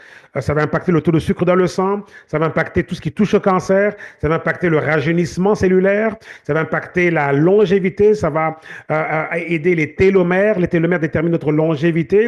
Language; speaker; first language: French; native; French